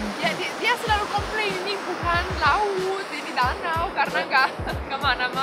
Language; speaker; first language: Indonesian; non-native, fluent; Romanian